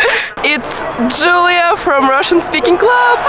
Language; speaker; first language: English; non-native, fluent; Russian